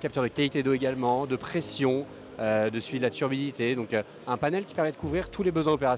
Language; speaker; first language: French; native; French